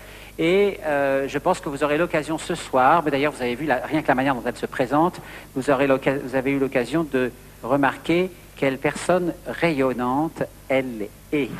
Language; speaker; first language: French; native; French